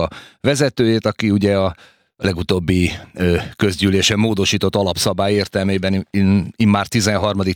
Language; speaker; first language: Hungarian; native; Hungarian